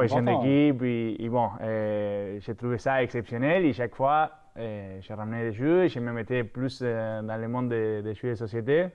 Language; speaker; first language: French; non-native, fluent; Spanish